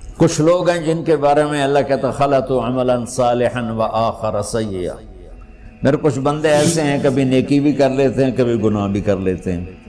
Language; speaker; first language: Urdu; non-native, local second language; Punjabi